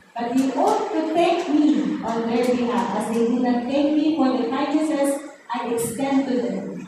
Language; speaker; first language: English; non-native, local second language; Filipino